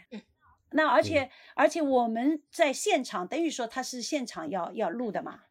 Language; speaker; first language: Chinese; native; Chinese